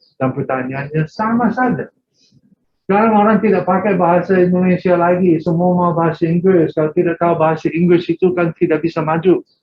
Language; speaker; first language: Malay; non-native, fluent; English